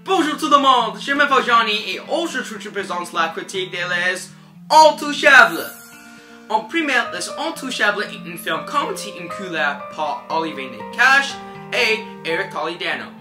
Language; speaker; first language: French; non-native, learner; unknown